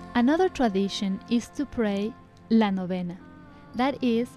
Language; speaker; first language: English; non-native, fluent; Spanish